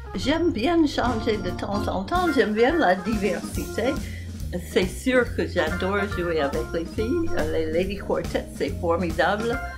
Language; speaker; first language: French; non-native, fluent; English